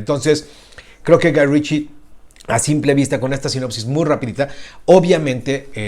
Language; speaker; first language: Spanish; native; Spanish